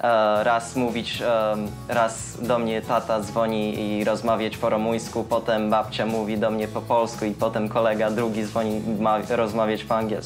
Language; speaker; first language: Polish; early bilingual, heritage; Polish